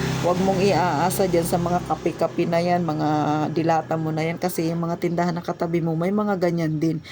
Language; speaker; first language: Filipino; non-native, local second language; Cebuano